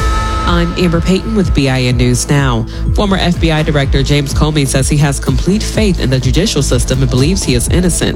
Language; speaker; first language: English; native; English